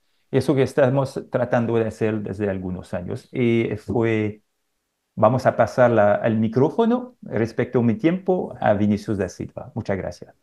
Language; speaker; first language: Spanish; non-native, fluent; French